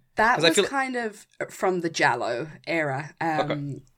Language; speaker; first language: English; native; English